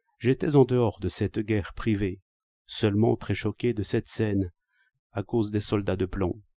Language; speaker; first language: French; native; French